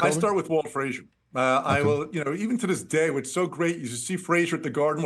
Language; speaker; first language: English; native; English